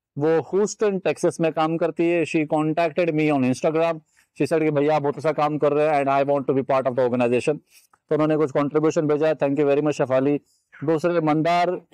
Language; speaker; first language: Hindi; native; Hindi